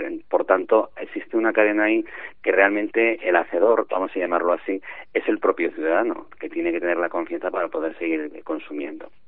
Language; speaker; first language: Spanish; native; Spanish